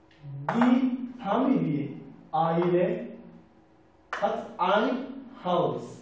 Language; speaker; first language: German; non-native, fluent; Turkish